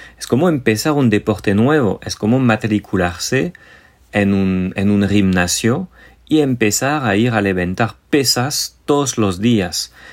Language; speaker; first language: Spanish; non-native, fluent; French